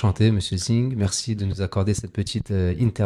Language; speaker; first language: French; native; French